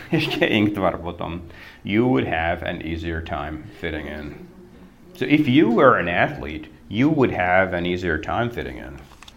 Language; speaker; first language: English; non-native, fluent; Czech